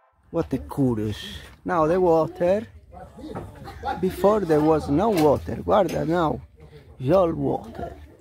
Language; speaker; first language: English; non-native, learner; Italian